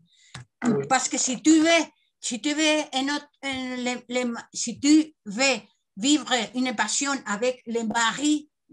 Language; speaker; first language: French; non-native, learner; Spanish